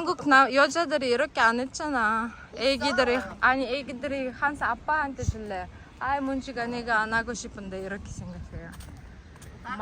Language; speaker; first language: Korean; non-native, learner; Kazakh